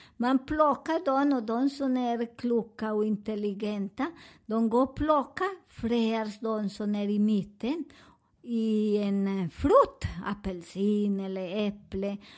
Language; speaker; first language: Swedish; non-native, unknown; Spanish